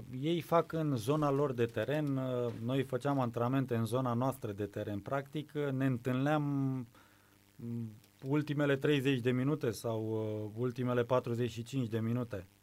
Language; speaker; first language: Romanian; native; Romanian